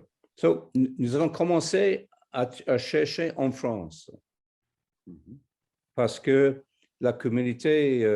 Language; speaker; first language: French; non-native, fluent; English